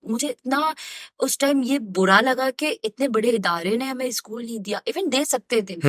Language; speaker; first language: Urdu; non-native, local second language; Baluchi